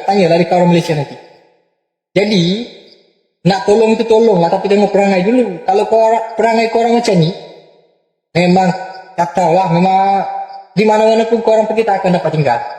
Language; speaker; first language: Malay; non-native, fluent; Bangla